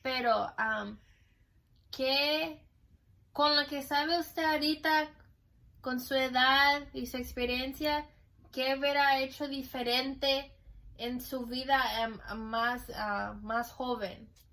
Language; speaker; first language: Spanish; early bilingual, heritage; Spanish